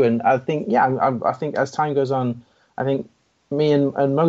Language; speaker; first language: English; native; English